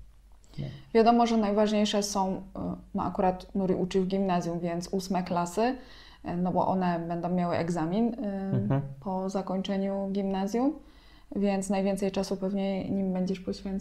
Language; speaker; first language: Polish; native; Polish